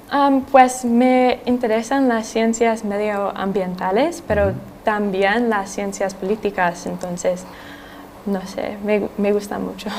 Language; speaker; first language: Spanish; non-native, fluent; English